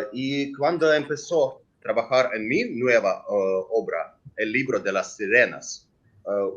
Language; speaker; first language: Spanish; non-native, learner; Ukrainian